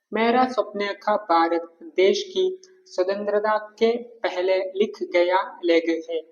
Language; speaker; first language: Hindi; non-native, local second language; Malayalam